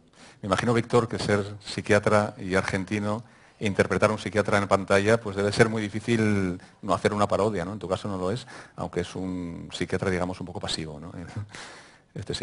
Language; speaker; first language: Spanish; native; Spanish